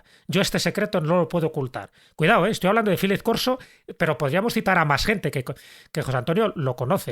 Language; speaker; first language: Spanish; native; Spanish